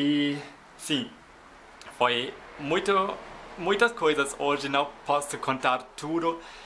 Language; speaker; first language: Portuguese; non-native, fluent; German